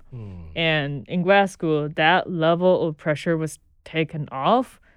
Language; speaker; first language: English; non-native, fluent; Chinese